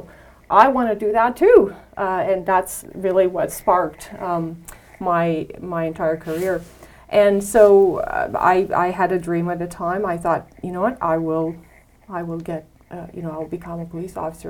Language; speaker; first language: English; non-native, fluent; Romanian